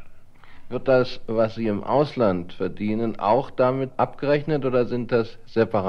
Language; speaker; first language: German; native; German